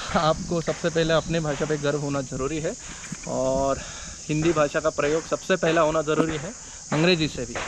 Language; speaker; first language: Hindi; non-native, local second language; Marathi